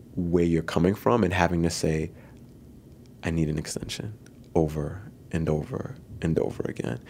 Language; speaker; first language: English; native; English